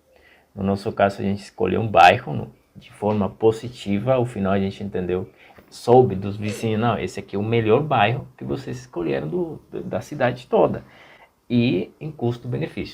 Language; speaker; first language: Portuguese; non-native, fluent; Spanish